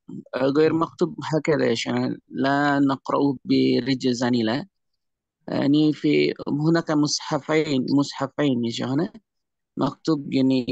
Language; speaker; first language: Arabic; non-native, learner; Indonesian